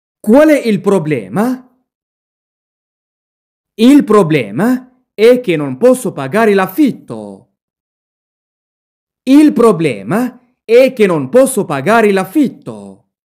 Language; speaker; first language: Italian; non-native, fluent; Arabic